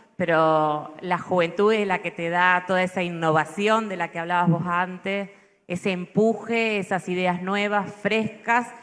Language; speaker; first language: Spanish; native; Spanish